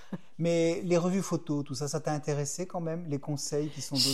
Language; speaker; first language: French; native; French